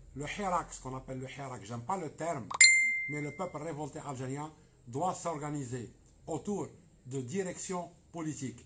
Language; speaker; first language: French; non-native, local second language; Arabic